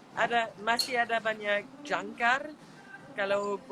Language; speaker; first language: Indonesian; non-native, fluent; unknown